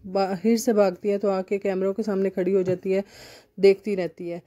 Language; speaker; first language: Urdu; non-native, local second language; Punjabi